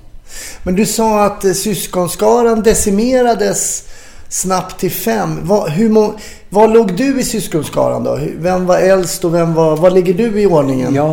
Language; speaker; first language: Swedish; native; Swedish